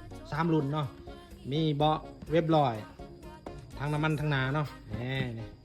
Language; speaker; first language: Thai; non-native, local second language; Lao